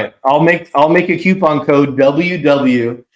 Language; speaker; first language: English; native; English